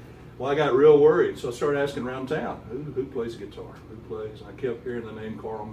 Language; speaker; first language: English; native; English